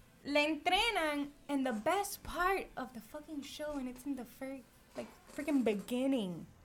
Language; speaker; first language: English; non-native, local second language; Spanish